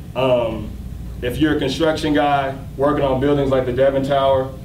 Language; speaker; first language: English; native; English